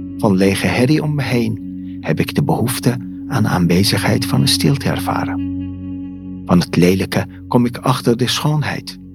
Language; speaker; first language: Dutch; non-native, fluent; Persian